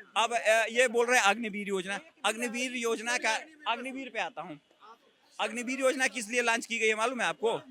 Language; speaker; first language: Hindi; native; Hindi